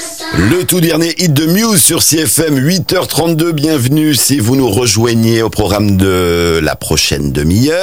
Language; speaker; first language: French; native; French